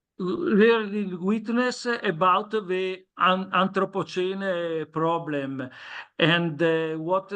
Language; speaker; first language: English; non-native, learner; Italian